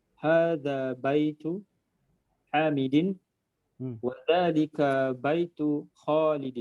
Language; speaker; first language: Arabic; non-native, learner; Malay